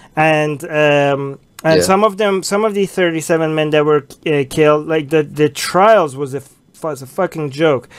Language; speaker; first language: English; native; English